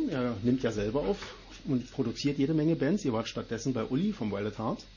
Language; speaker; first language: German; native; German